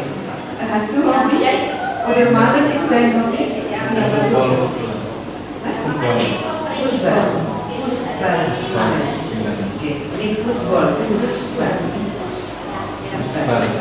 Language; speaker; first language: German; non-native, learner; Indonesian